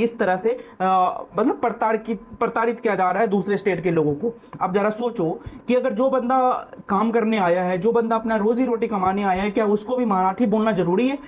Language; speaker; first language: Hindi; native; Hindi